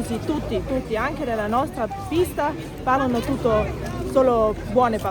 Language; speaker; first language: Italian; non-native, local second language; German